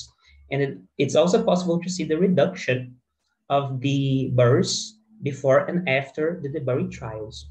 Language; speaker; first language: English; non-native, fluent; Portuguese